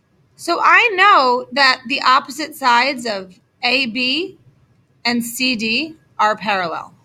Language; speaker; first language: English; native; English